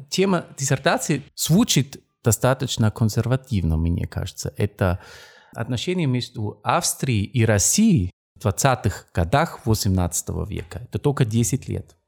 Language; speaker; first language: Russian; non-native, fluent; German